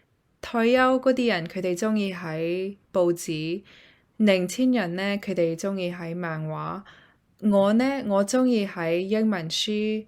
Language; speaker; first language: Cantonese; early bilingual, heritage; Cantonese